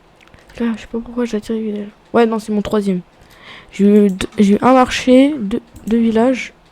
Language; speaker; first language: French; native; French